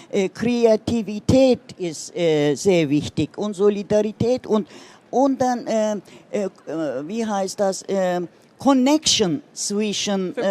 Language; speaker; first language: German; non-native, learner; Turkish